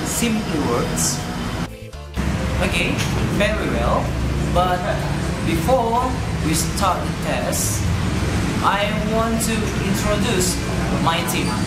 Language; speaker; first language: English; non-native, learner; Indonesian